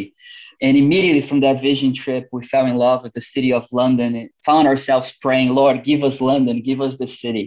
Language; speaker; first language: English; non-native, fluent; Portuguese